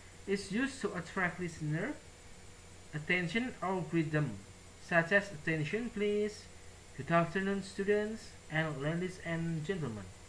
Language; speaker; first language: English; non-native, fluent; Indonesian